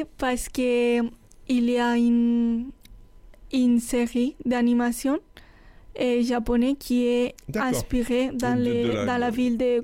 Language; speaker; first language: French; non-native, learner; Spanish